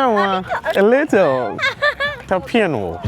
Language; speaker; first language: Chinese; non-native, learner; English